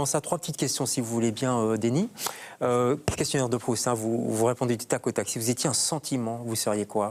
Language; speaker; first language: French; native; French